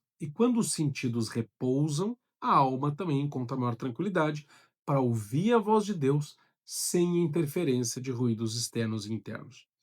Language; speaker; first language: Portuguese; native; Portuguese